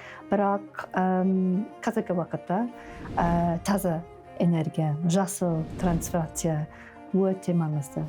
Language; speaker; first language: Kazakh; non-native, learner; English